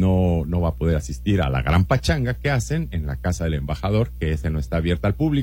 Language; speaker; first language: Spanish; native; Spanish